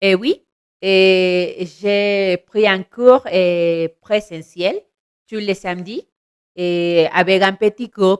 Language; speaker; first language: French; non-native, learner; Spanish